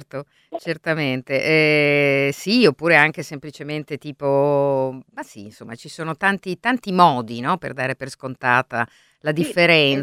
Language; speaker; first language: Italian; native; Italian